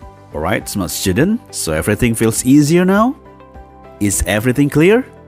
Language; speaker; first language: English; non-native, fluent; Indonesian